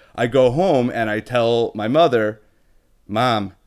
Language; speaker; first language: English; native; English